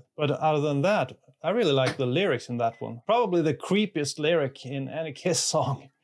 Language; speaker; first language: English; non-native, fluent; Swedish